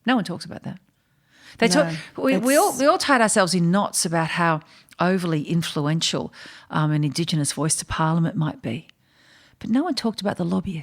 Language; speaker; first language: English; native; English